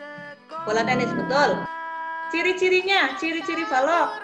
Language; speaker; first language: Indonesian; native; Indonesian